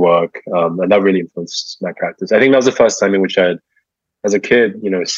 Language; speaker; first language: English; native; English